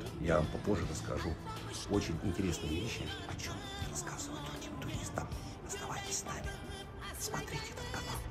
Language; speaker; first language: Russian; native; Russian